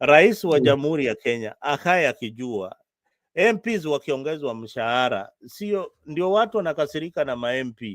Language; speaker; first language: Swahili; non-native, local second language; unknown